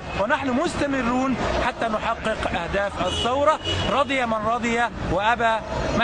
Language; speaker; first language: Arabic; native; Arabic